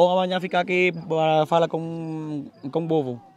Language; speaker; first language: Portuguese; non-native, learner; Vietnamese